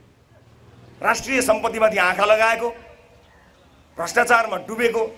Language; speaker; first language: Nepali; native; Nepali